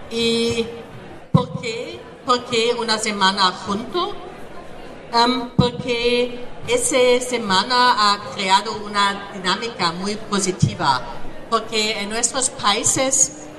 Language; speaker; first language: Spanish; non-native, learner; German